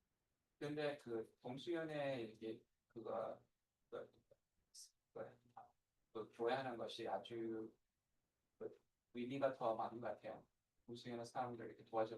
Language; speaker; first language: Korean; non-native, learner; English